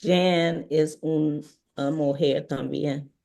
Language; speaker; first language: Spanish; non-native, learner; English